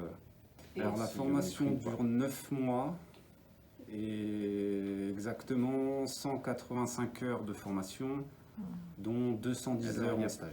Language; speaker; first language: French; native; French